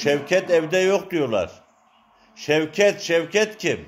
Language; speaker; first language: Turkish; native; Turkish